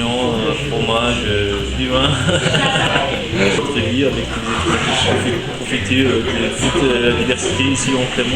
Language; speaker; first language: French; non-native, learner; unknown